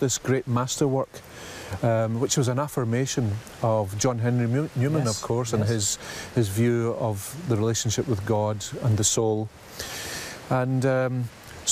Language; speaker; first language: English; native; English